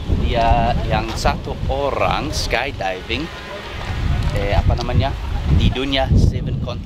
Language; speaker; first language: Indonesian; non-native, fluent; English